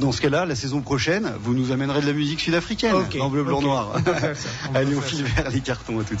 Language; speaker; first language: French; native; French